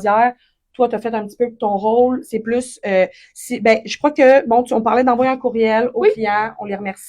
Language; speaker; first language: French; native; French